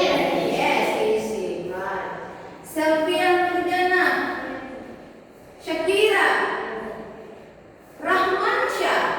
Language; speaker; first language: English; non-native, fluent; Indonesian